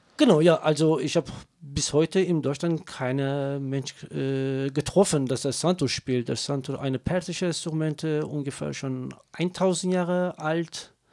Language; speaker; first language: German; non-native, learner; Kurdish